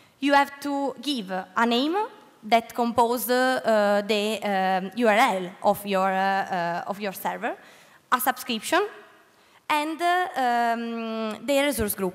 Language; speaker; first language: English; non-native, learner; Italian